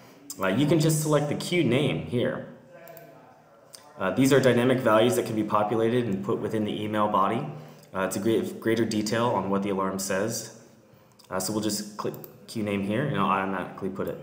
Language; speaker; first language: English; native; English